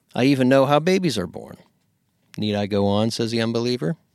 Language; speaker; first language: English; native; English